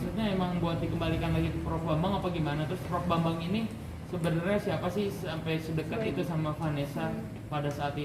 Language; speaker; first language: Indonesian; native; Indonesian